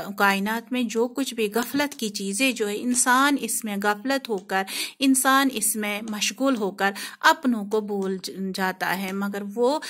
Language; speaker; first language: Urdu; non-native, local second language; Kashmiri